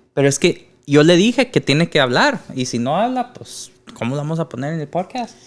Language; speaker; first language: Spanish; early bilingual, heritage; Spanish